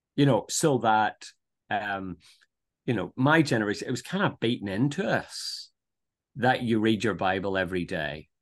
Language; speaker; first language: English; native; English